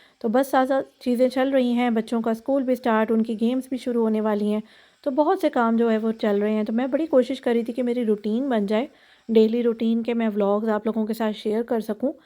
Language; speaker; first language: Urdu; native; Urdu